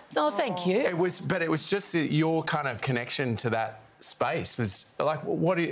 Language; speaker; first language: English; native; English